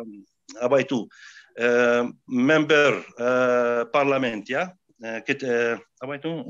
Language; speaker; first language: Indonesian; non-native, fluent; Arabic